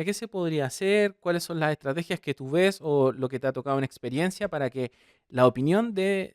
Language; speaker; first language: Spanish; native; Spanish